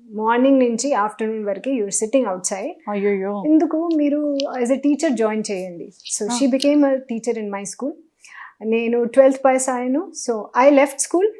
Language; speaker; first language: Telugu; non-native, learner; Hindi